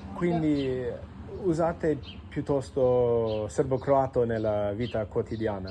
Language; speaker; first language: Italian; non-native, fluent; English